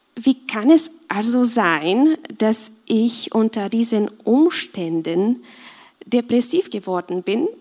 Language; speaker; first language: German; non-native, fluent; Czech